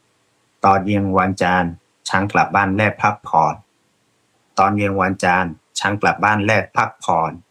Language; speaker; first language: Thai; non-native, fluent; Burmese